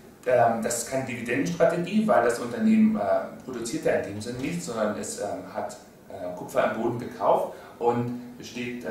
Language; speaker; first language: German; native; German